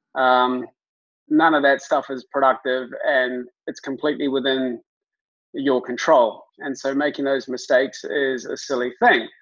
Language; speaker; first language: English; native; English